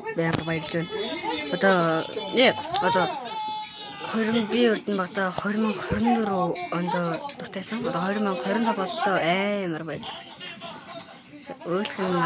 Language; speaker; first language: Mongolian; native; Mongolian